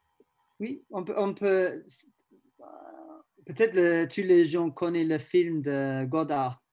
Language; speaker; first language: French; non-native, learner; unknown